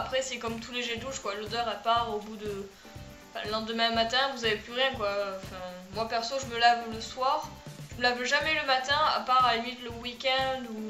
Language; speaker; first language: French; native; French